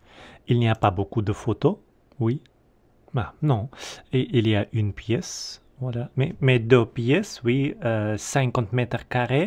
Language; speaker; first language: French; non-native, learner; Russian